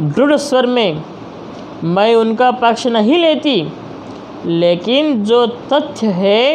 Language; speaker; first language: Hindi; non-native, local second language; Telugu